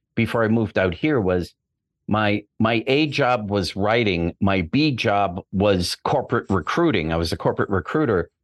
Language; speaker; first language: English; native; English